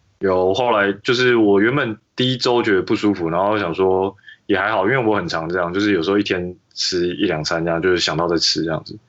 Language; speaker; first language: Chinese; native; Chinese